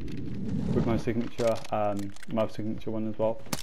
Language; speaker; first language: English; native; English